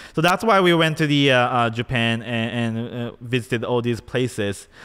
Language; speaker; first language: English; non-native, fluent; Japanese